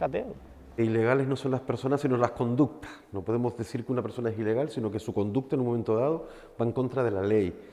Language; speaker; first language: Spanish; native; Spanish